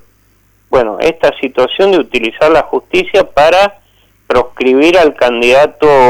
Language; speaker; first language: Spanish; native; Spanish